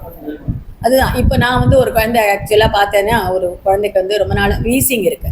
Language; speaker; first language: Tamil; native; Tamil